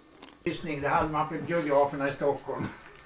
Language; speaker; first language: Swedish; native; Swedish